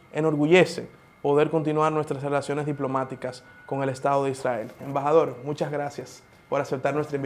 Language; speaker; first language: Spanish; native; Spanish